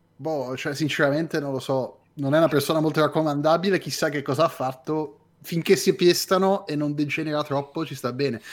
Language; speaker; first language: Italian; native; Italian